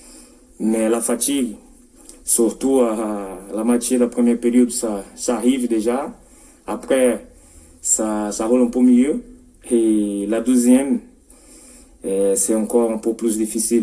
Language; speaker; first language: French; non-native, fluent; Portuguese